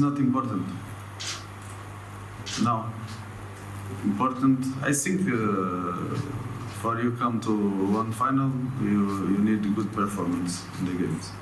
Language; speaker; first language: English; non-native, learner; Portuguese